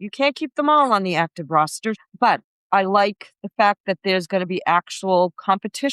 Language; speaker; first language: English; native; English